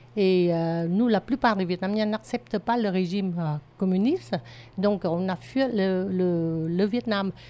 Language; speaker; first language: French; non-native, fluent; Vietnamese